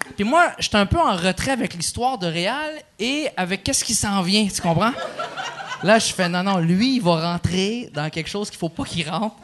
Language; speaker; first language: French; early bilingual, other home language; Arabic